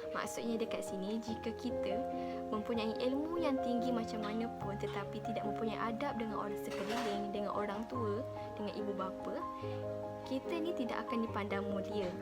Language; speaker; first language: Malay; native; Malay